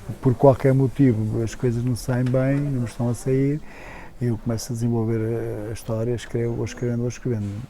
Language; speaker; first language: Portuguese; native; Portuguese